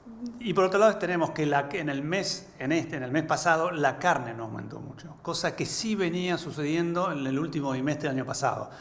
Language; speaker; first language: Spanish; native; Spanish